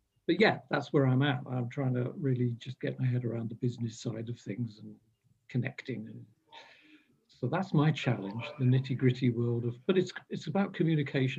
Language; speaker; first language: English; native; English